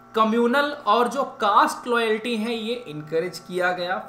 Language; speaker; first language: Hindi; native; Hindi